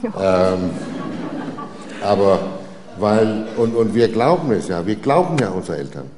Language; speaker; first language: German; non-native, fluent; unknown